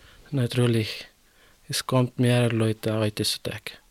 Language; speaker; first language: German; non-native, learner; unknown